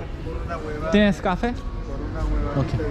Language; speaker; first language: Spanish; non-native, learner; Korean